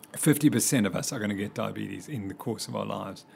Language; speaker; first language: English; native; English